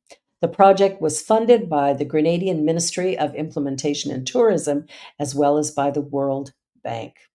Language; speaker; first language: English; native; English